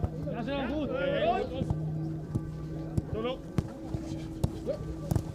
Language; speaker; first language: German; non-native, learner; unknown